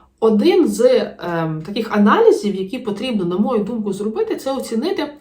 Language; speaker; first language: Ukrainian; native; Ukrainian